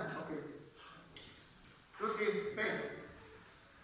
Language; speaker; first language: German; non-native, learner; Spanish